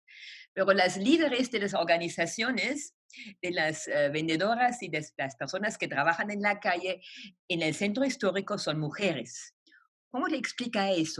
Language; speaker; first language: Spanish; non-native, fluent; German